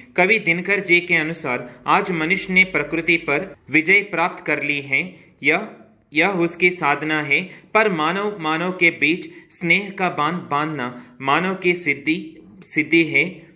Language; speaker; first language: Hindi; non-native, local second language; Kannada